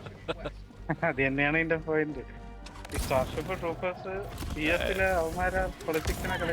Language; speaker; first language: Malayalam; native; Malayalam